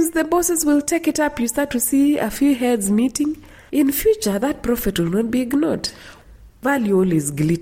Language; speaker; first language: English; non-native, local second language; Kalenjin